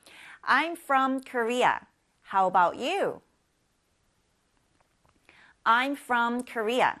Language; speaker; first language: English; non-native, fluent; Korean